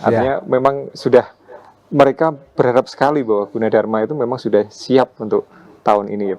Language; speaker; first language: Indonesian; native; Indonesian